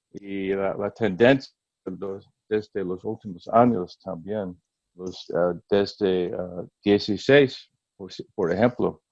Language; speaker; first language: Spanish; non-native, learner; English